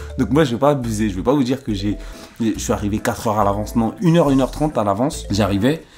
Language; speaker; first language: French; early bilingual, other home language; Bambara